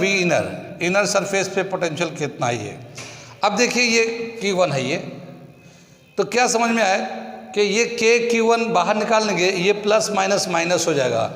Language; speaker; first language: Hindi; native; Hindi